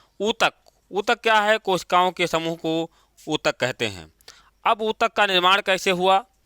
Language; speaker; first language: Hindi; native; Hindi